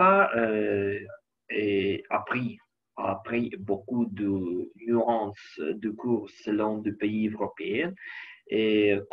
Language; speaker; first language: French; non-native, learner; Ukrainian